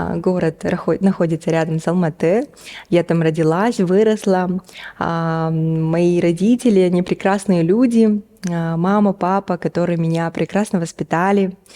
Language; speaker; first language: Russian; non-native, local second language; Kazakh